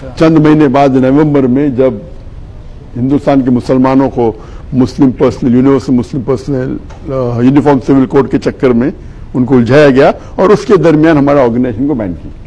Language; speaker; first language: Urdu; non-native, local second language; Konkani